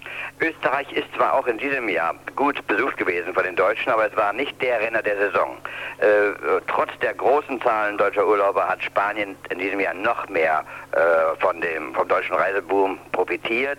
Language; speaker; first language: German; native; German